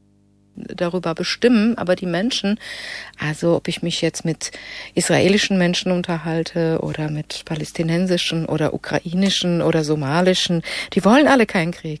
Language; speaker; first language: German; native; German